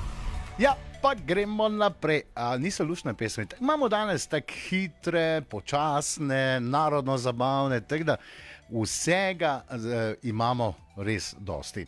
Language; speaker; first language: Slovenian; native; Slovenian